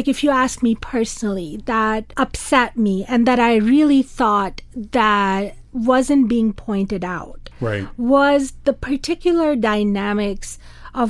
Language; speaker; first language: English; non-native, local second language; Urdu